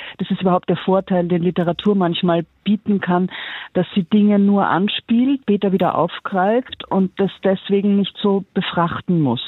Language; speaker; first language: German; native; German